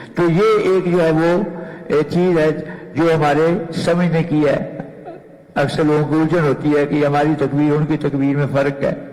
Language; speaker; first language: Urdu; non-native, local second language; Punjabi